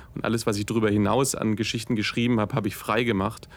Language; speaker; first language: German; native; German